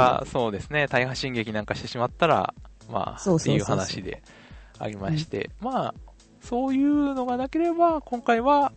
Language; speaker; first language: Japanese; native; Japanese